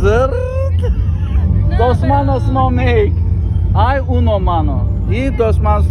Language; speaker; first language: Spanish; non-native, learner; Azerbaijani